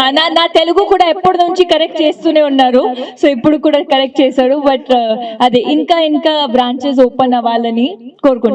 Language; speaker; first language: Telugu; non-native, learner; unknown